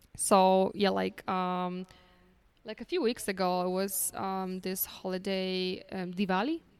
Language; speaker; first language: English; non-native, fluent; Polish